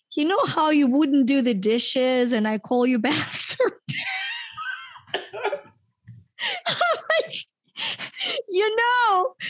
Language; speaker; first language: English; non-native, fluent; Ukrainian